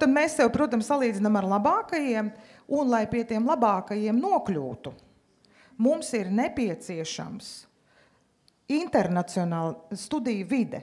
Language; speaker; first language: Latvian; native; Latvian